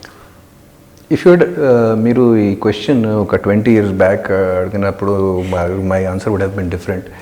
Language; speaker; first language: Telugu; non-native, local second language; Hindi